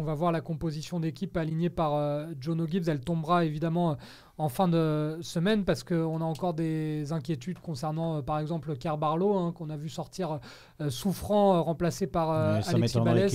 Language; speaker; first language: French; native; French